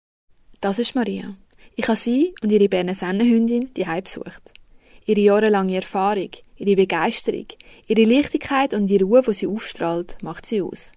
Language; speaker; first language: German; native; German